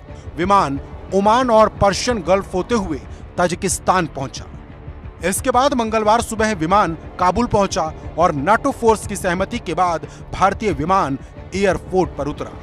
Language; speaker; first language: Hindi; native; Hindi